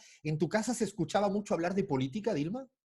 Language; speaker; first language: Spanish; native; Spanish